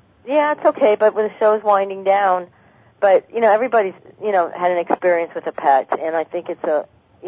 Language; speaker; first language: English; native; English